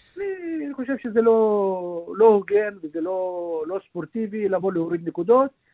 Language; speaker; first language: Hebrew; non-native, local second language; Arabic